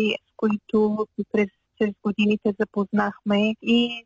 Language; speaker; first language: Bulgarian; non-native, fluent; Persian